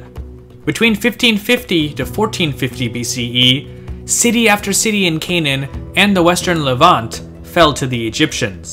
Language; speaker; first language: English; native; English